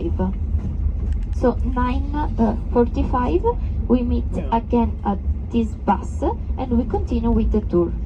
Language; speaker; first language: English; non-native, fluent; Spanish